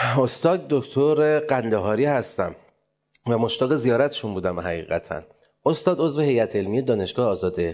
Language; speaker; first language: Persian; native; Persian